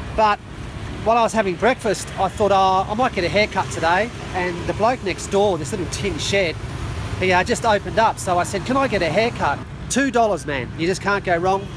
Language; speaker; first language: English; native; English